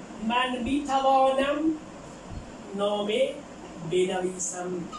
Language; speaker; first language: Persian; non-native, fluent; Urdu